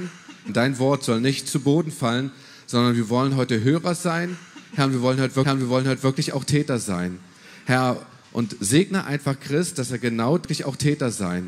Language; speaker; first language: German; native; German